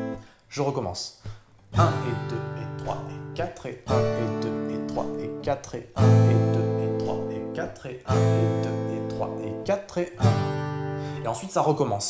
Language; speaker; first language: French; native; French